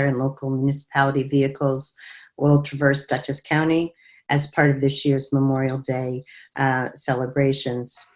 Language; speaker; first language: English; native; English